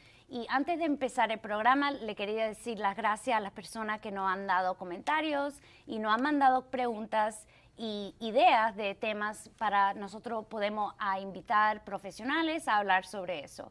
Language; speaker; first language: Spanish; early bilingual, heritage; Spanish